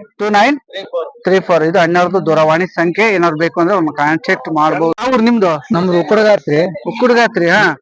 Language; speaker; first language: Kannada; native; Kannada